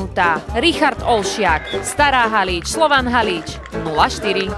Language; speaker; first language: Slovak; native; Slovak